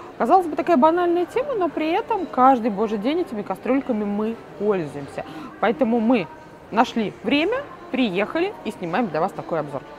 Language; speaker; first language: Russian; native; Russian